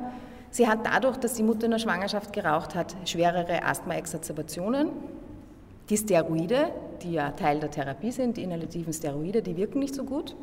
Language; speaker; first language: German; native; German